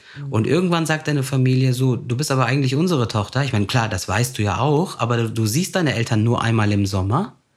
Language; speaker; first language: German; early bilingual, other home language; Turkish